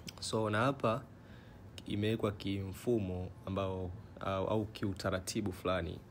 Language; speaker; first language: Swahili; native; Swahili